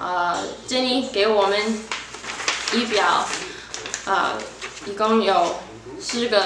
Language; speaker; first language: Chinese; non-native, learner; English